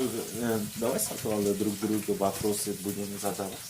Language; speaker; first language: Russian; non-native, local second language; Kazakh